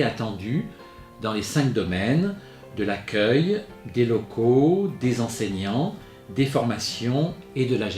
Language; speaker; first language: French; native; French